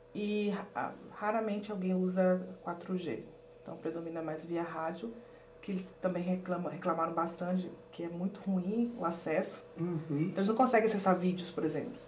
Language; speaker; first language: Portuguese; early bilingual, heritage; Spanish